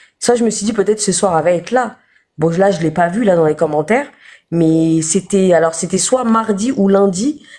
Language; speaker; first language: French; early bilingual, other home language; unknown